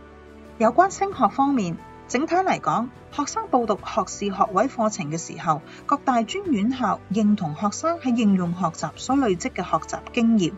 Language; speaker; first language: Chinese; non-native, local second language; Cantonese